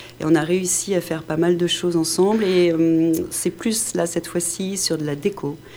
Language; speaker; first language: French; native; French